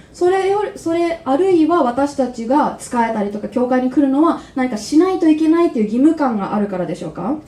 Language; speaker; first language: Japanese; native; Japanese